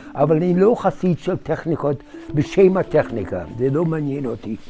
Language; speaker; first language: Hebrew; non-native, fluent; English